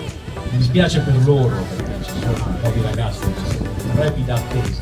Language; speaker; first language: Italian; native; Italian